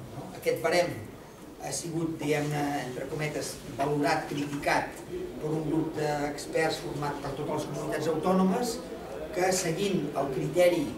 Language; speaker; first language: Catalan; native; Catalan